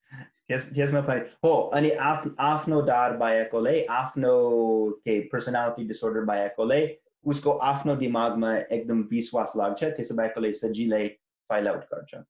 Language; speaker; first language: Nepali; non-native, fluent; English